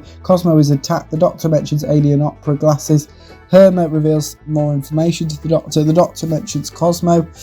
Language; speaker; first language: English; native; English